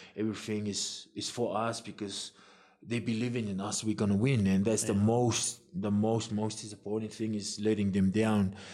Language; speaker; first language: English; non-native, fluent; Samoan